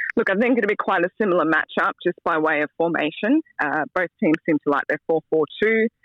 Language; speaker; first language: English; native; English